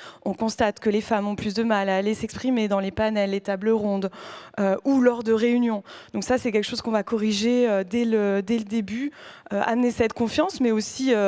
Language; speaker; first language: French; native; French